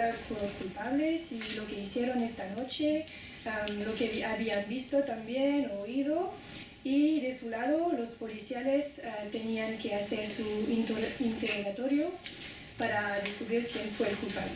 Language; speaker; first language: Spanish; non-native, fluent; French